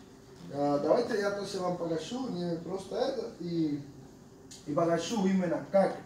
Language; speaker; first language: Russian; non-native, fluent; Spanish